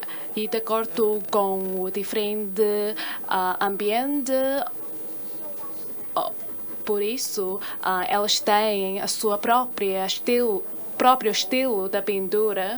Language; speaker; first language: Portuguese; non-native, fluent; Chinese